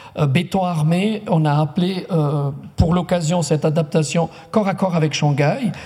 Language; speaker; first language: French; non-native, local second language; Italian